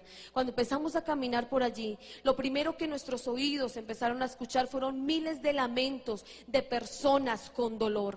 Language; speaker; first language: Spanish; native; Spanish